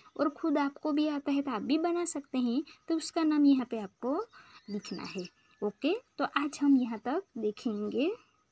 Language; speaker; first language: Hindi; non-native, local second language; Gujarati